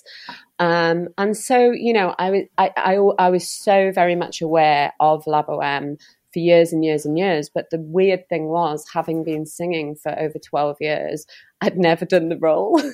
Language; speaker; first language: English; native; English